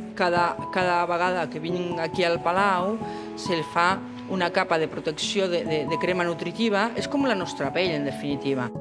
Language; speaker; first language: Catalan; non-native, local second language; Spanish